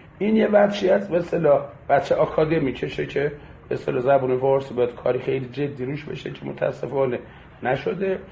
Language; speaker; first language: Persian; native; Persian